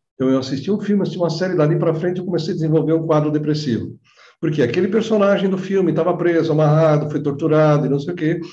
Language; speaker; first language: Portuguese; native; Portuguese